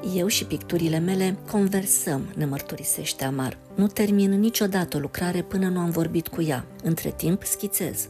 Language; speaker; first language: Romanian; native; Romanian